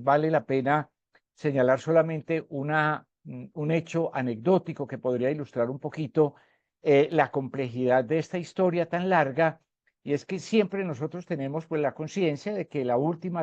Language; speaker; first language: Spanish; native; Spanish